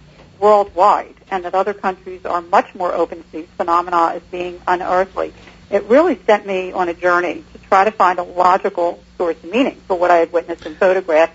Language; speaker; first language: English; native; English